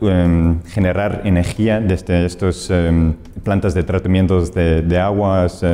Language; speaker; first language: Spanish; non-native, fluent; English